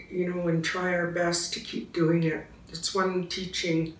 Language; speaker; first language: English; native; English